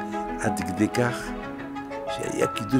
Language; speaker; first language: Hebrew; non-native, fluent; French